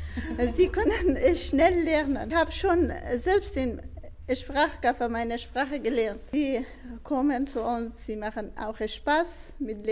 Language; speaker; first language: German; non-native, learner; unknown